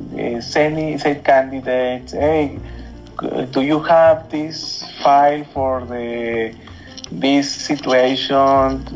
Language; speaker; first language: English; non-native, learner; Spanish